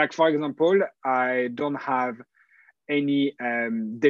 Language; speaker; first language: English; non-native, fluent; French